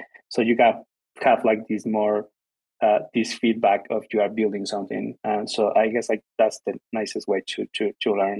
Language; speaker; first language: English; non-native, fluent; Spanish